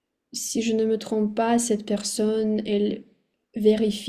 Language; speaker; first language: French; non-native, fluent; Russian